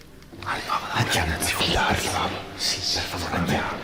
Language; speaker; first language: Italian; native; Italian